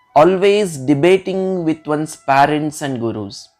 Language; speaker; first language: English; non-native, local second language; Kannada